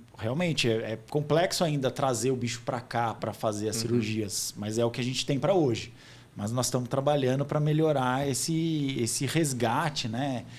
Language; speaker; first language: Portuguese; native; Portuguese